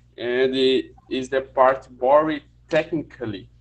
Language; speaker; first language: English; non-native, learner; Portuguese